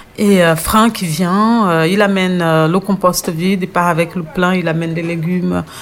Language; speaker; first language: French; non-native, fluent; Portuguese